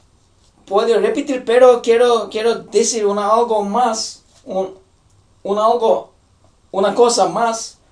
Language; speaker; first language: Spanish; non-native, learner; Turkish